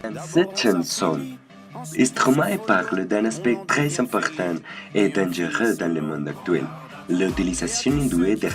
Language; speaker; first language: French; non-native, learner; Spanish